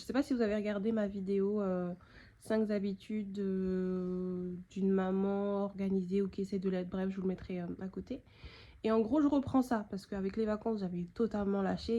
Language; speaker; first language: French; native; French